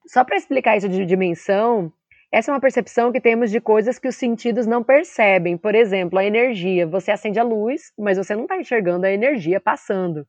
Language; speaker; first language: Portuguese; native; Portuguese